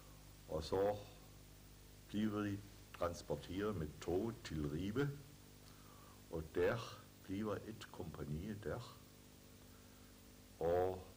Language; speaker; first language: Danish; non-native, fluent; German